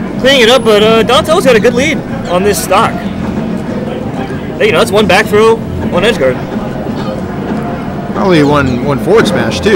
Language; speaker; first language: English; native; English